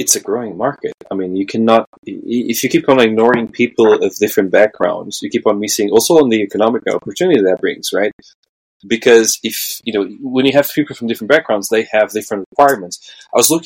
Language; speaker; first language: English; non-native, fluent; Portuguese